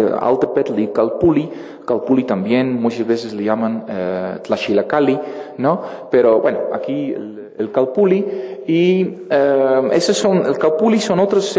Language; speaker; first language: Spanish; non-native, fluent; Dutch